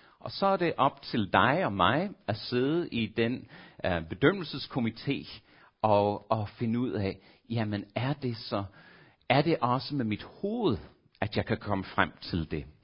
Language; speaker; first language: Danish; non-native, fluent; English